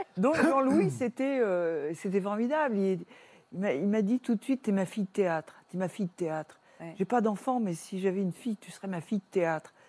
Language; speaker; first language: French; native; French